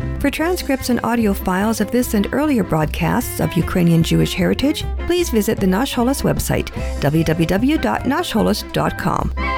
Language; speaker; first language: English; early bilingual, other home language; Ukrainian